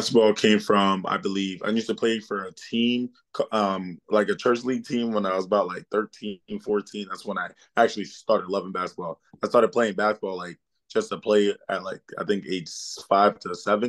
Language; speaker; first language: English; early bilingual, other home language; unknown